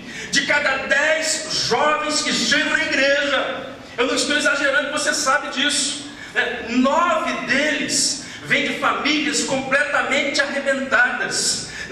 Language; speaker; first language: Portuguese; native; Portuguese